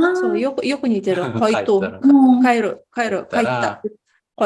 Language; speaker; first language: Japanese; non-native, fluent; Tatar